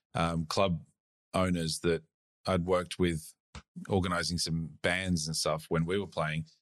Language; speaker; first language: English; native; English